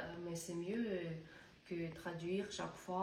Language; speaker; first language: French; non-native, learner; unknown